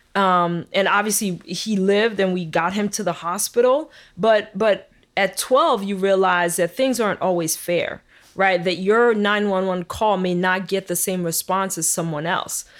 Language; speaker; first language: English; early bilingual, other home language; Haitian Creole